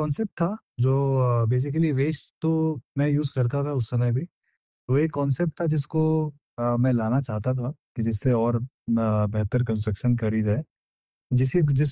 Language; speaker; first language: Hindi; native; Hindi